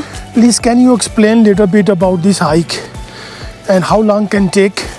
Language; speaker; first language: English; non-native, learner; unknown